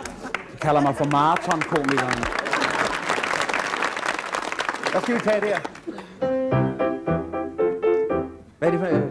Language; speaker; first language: Danish; native; Danish